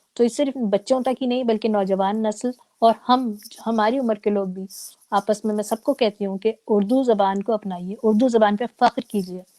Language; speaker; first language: Urdu; native; Urdu